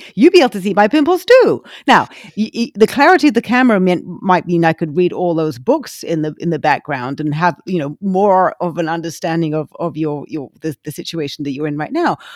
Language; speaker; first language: English; native; English